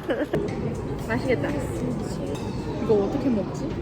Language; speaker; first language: Korean; non-native, fluent; Swedish